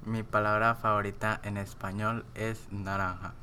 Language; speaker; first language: Spanish; non-native, learner; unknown